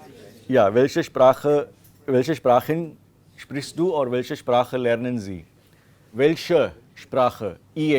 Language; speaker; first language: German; non-native, fluent; Marathi